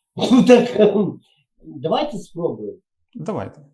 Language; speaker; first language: Ukrainian; non-native, local second language; Yiddish